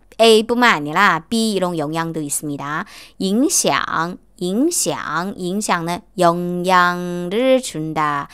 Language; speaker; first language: Korean; non-native, fluent; Chinese